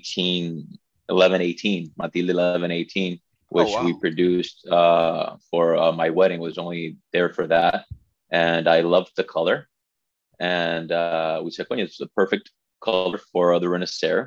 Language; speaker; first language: English; non-native, fluent; Spanish